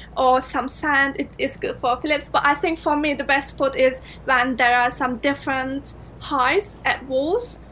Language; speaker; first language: English; non-native, fluent; Turkish